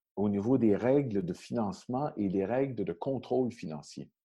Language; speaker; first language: French; native; French